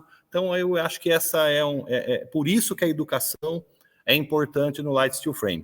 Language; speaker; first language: Portuguese; native; Portuguese